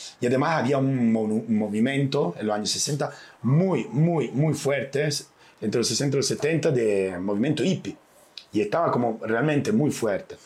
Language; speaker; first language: Spanish; non-native, fluent; Italian